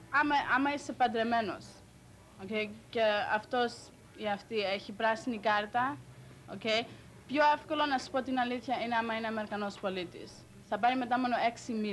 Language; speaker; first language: Greek; early bilingual, heritage; Greek